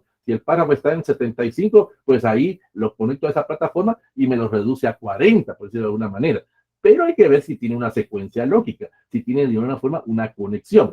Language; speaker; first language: Spanish; native; Spanish